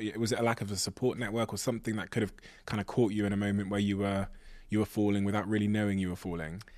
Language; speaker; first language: English; native; English